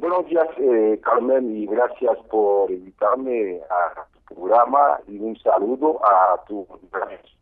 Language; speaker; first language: Spanish; non-native, fluent; Haitian Creole